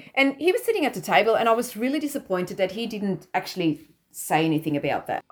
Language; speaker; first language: English; non-native, fluent; Dutch